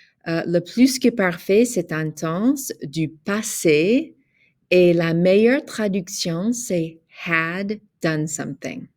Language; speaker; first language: French; non-native, fluent; English